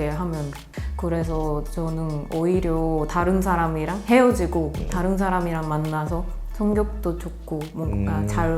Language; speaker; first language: Korean; non-native, fluent; Japanese